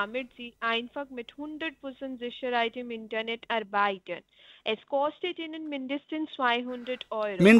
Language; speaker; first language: German; non-native, learner; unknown